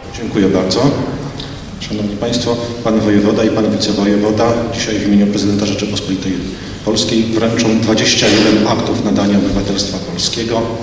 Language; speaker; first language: Polish; native; Polish